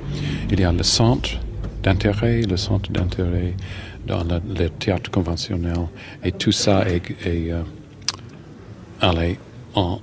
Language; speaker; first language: French; non-native, learner; English